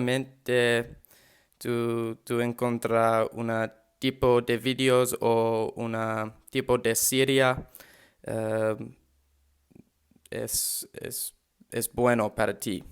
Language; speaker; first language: Spanish; non-native, learner; English